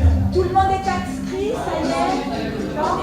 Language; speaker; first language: French; non-native, fluent; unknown